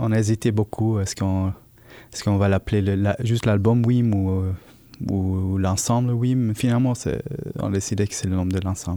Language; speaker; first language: French; non-native, learner; Hebrew